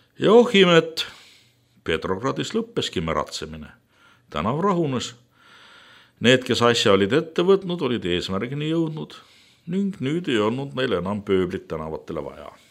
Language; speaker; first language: Estonian; native; Estonian